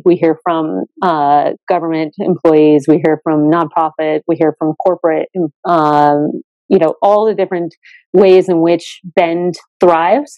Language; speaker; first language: English; native; English